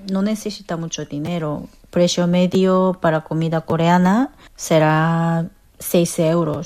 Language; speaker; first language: Spanish; non-native, fluent; Korean